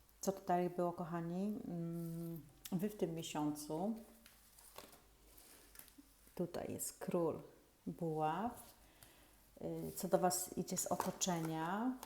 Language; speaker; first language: Polish; native; Polish